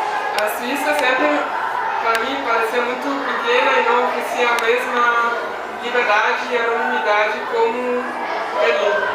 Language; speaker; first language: Portuguese; non-native, fluent; Swiss German